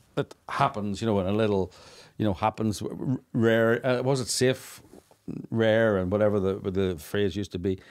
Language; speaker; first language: English; native; English